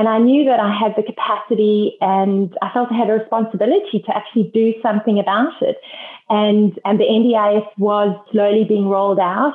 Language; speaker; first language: English; native; English